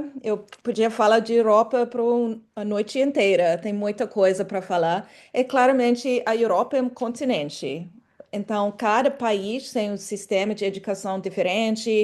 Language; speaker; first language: Portuguese; non-native, fluent; English